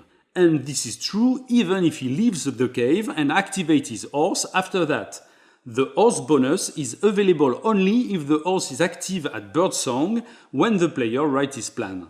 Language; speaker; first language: English; non-native, fluent; French